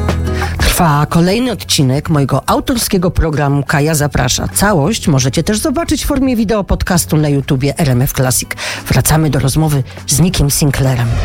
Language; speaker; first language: Polish; native; Polish